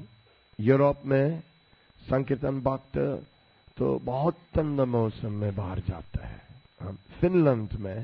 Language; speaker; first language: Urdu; non-native, learner; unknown